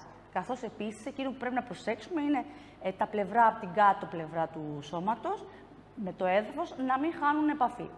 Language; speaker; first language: Greek; native; Greek